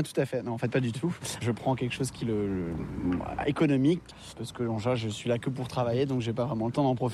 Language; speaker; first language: French; native; French